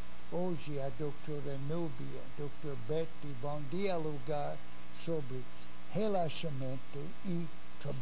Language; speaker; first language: Portuguese; non-native, fluent; English